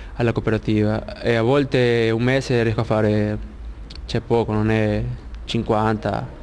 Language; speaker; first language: Italian; non-native, learner; Spanish